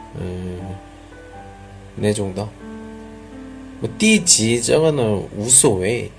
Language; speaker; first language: Chinese; non-native, learner; Korean